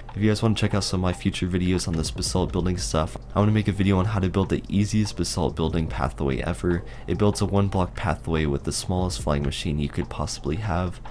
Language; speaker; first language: English; native; English